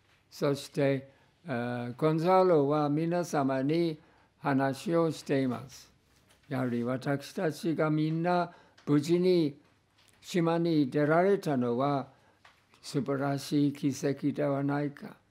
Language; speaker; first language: Japanese; non-native, fluent; English